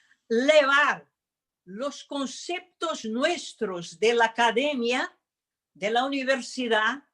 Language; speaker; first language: Spanish; non-native, fluent; Portuguese